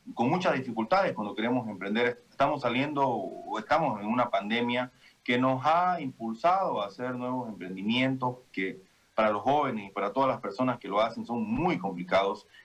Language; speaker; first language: Spanish; native; Spanish